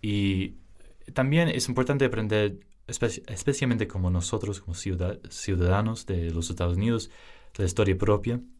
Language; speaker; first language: Spanish; early bilingual, heritage; English